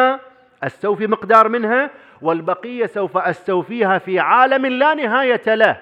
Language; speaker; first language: Arabic; native; Arabic